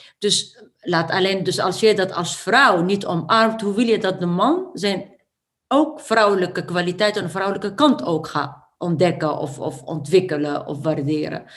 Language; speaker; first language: Dutch; non-native, fluent; Arabic